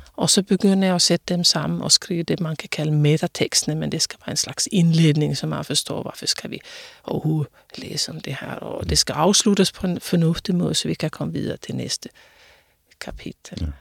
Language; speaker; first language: Danish; non-native, fluent; Finnish